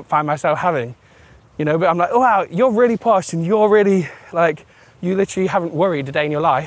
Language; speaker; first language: English; native; English